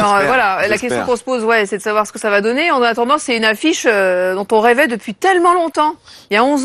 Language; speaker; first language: French; native; French